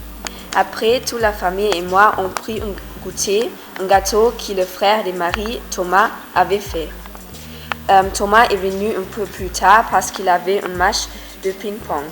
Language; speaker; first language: French; non-native, learner; German